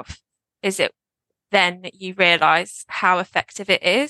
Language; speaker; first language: English; native; English